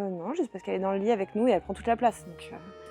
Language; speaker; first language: French; native; French